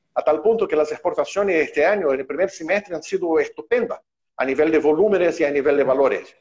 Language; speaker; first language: Spanish; non-native, fluent; Portuguese